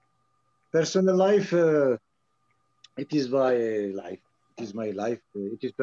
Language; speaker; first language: English; non-native, learner; French